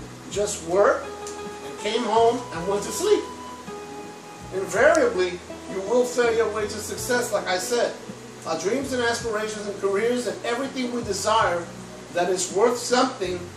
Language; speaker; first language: English; early bilingual, other home language; Spanish